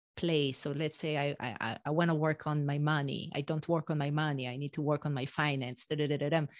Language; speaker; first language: English; non-native, fluent; Hebrew